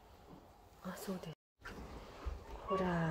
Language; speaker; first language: Japanese; non-native, learner; Hiligaynon